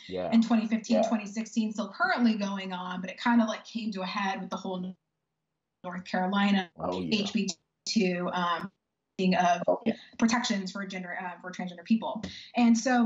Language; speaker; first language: English; native; English